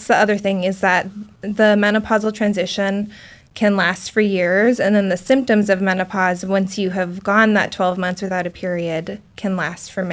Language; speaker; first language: English; native; English